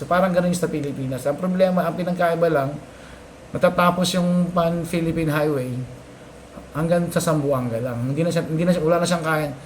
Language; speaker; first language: Filipino; native; Filipino